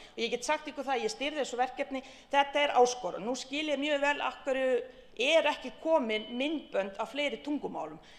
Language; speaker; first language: Icelandic; non-native, fluent; Bosnian